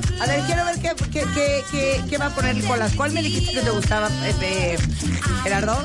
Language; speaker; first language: Spanish; native; Spanish